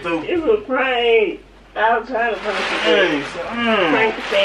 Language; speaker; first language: English; native; English